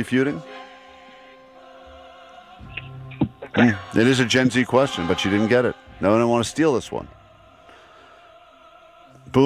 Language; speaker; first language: English; native; English